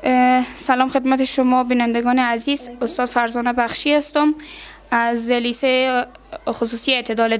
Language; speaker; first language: Persian; native; Persian